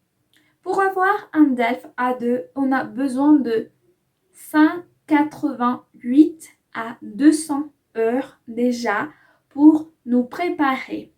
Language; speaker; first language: French; non-native, fluent; Spanish